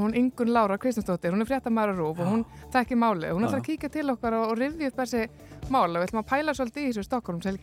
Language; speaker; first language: Icelandic; native; Icelandic